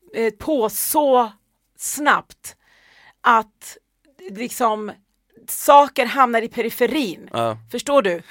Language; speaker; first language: Swedish; early bilingual, other home language; Persian